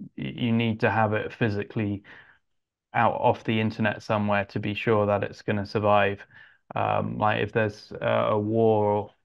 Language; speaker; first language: English; native; English